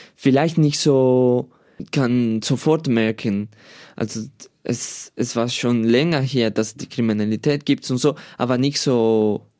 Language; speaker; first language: German; non-native, learner; Spanish